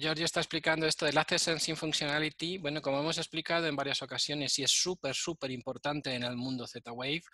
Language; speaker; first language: Spanish; native; Spanish